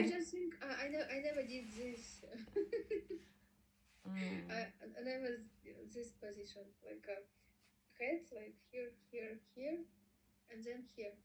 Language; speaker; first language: English; non-native, learner; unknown